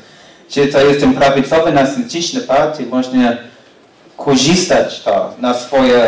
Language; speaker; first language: Polish; non-native, fluent; English